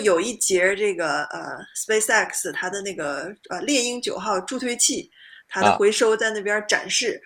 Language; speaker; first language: Chinese; native; Chinese